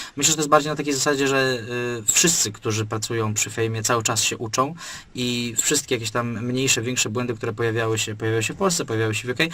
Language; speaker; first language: Polish; native; Polish